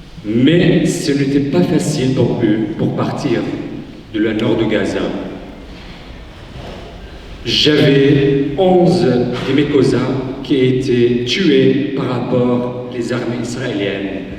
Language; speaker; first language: French; non-native, fluent; Arabic